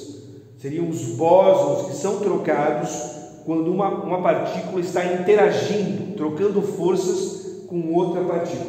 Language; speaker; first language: Portuguese; native; Portuguese